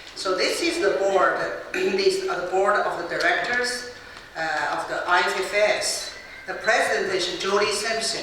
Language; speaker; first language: English; non-native, fluent; Chinese